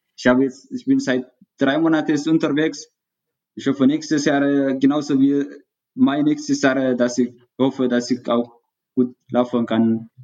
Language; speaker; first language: German; non-native, learner; Tigrinya